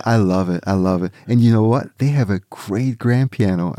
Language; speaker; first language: English; early bilingual, other home language; Swiss German